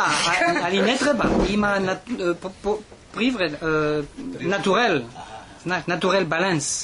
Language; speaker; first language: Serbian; non-native, learner; French